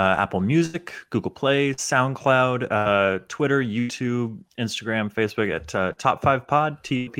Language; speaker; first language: English; native; English